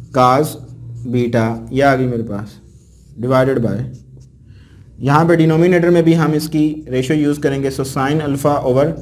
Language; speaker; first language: Urdu; native; Urdu